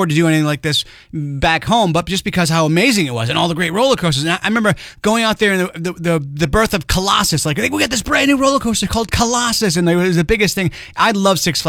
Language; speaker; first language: English; native; English